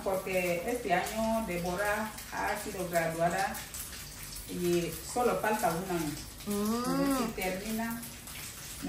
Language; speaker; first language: Spanish; non-native, learner; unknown